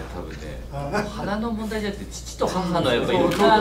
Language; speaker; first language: Japanese; native; Japanese